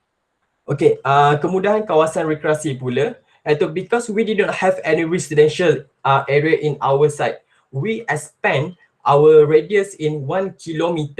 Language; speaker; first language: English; non-native, local second language; Malay